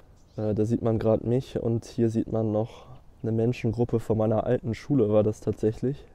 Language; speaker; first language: German; early bilingual, other home language; Tibetan